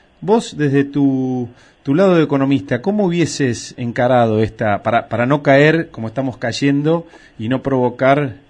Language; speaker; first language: Spanish; native; Spanish